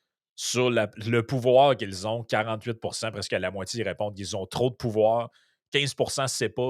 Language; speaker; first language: French; native; French